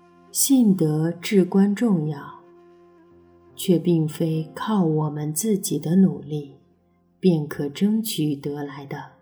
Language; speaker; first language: Chinese; native; Chinese